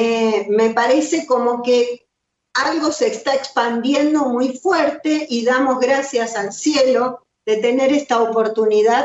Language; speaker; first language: Spanish; native; Spanish